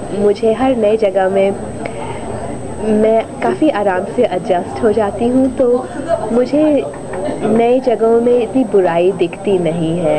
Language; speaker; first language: Hindi; native; Hindi